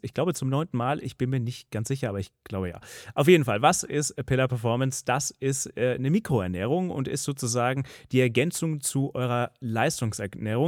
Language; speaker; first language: German; native; German